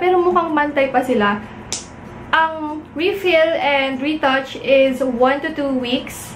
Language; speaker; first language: English; non-native, local second language; Filipino